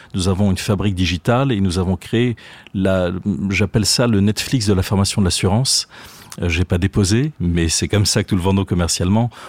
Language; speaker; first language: French; native; French